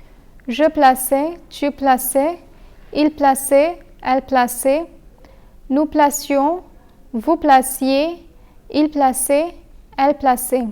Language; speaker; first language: French; non-native, fluent; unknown